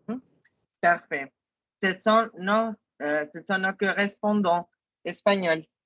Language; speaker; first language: French; non-native, fluent; Spanish